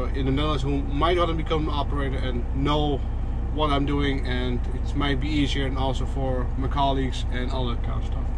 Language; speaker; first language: English; non-native, fluent; Dutch